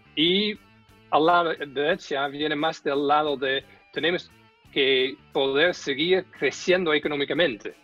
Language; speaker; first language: Spanish; non-native, fluent; Dutch